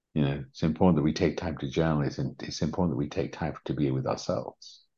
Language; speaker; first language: English; native; English